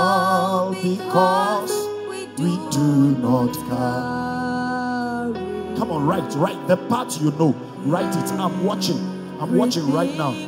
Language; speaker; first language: English; non-native, local second language; Ga